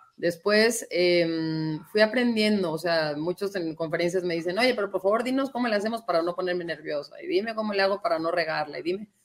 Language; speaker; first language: Spanish; native; Spanish